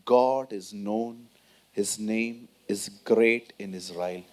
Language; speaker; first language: English; non-native, local second language; Hindi